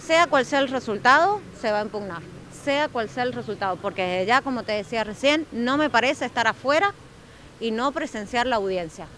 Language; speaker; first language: Spanish; native; Spanish